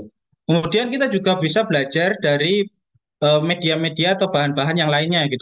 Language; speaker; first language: Indonesian; native; Indonesian